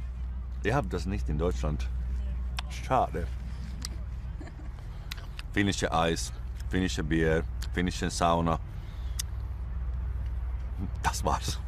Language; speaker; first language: German; non-native, learner; Finnish